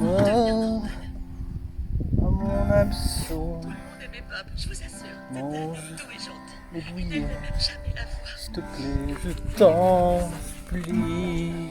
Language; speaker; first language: French; native; French